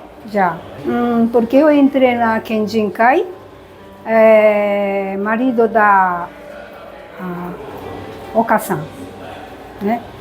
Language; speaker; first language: Portuguese; non-native, learner; Japanese